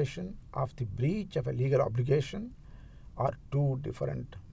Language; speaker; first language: English; non-native, local second language; Telugu